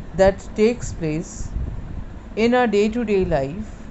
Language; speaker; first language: English; non-native, local second language; Punjabi